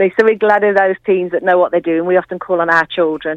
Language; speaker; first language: English; native; English